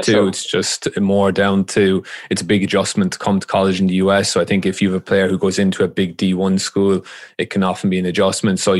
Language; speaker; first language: English; native; English